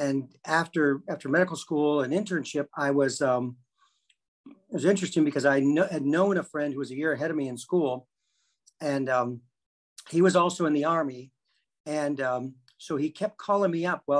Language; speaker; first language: English; native; English